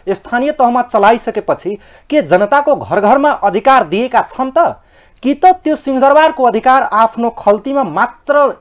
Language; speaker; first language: Nepali; non-native, local second language; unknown